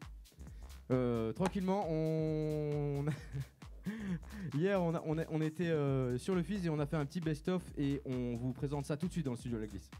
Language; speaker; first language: French; native; French